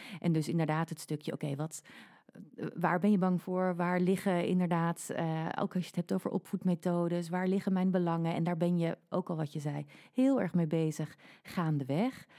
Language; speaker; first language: Dutch; native; Dutch